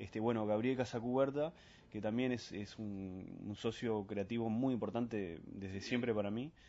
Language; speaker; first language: Spanish; early bilingual, other home language; French